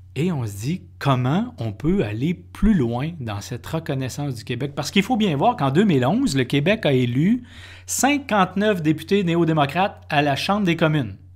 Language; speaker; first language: French; native; French